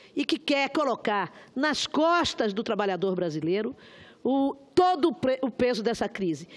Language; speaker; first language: Portuguese; native; Portuguese